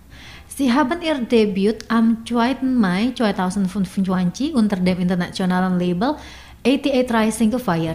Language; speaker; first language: German; non-native, fluent; Indonesian